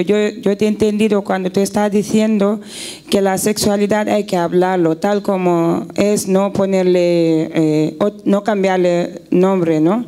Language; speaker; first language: Spanish; non-native, fluent; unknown